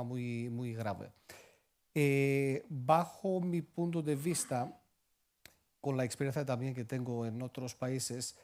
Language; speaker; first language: Spanish; non-native, fluent; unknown